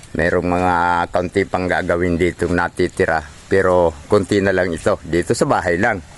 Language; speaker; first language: Filipino; non-native, local second language; Cebuano